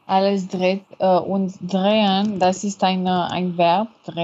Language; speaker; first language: German; non-native, learner; French